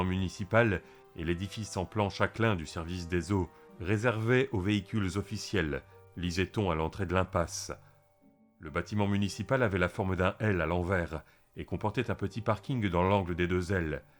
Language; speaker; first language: French; native; French